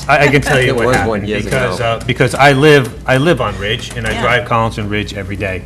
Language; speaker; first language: English; native; English